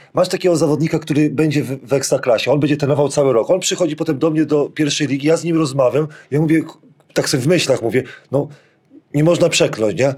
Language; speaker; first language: Polish; native; Polish